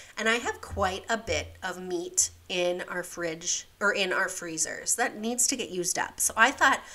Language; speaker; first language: English; native; English